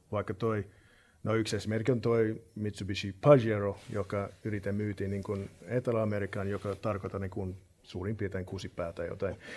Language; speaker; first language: Finnish; non-native, fluent; English